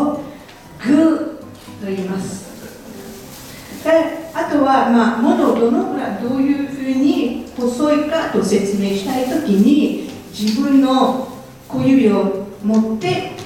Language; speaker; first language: Japanese; non-native, fluent; French